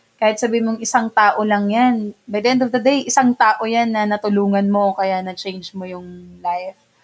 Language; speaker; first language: Filipino; non-native, local second language; Bikol